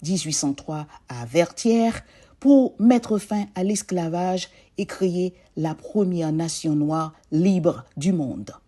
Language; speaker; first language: French; non-native, local second language; Haitian Creole